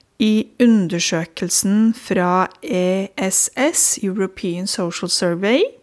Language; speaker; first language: Norwegian; non-native, fluent; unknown